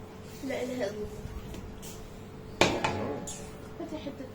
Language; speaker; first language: Arabic; native; Arabic